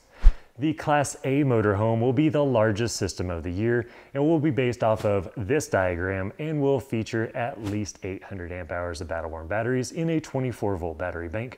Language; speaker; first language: English; native; English